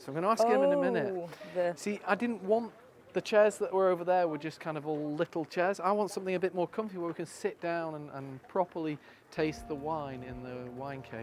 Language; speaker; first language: English; native; English